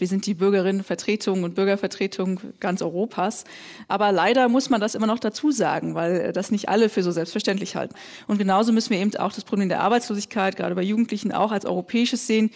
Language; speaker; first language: German; native; German